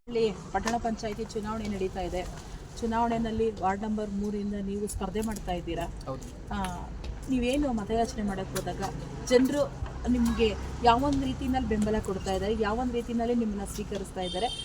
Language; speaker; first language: Kannada; native; Kannada